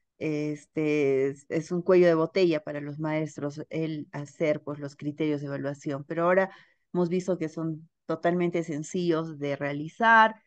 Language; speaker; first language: Spanish; native; Spanish